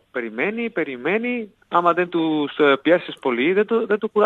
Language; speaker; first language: Greek; non-native, learner; Spanish